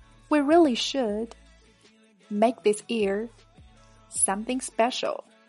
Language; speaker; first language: English; non-native, fluent; Chinese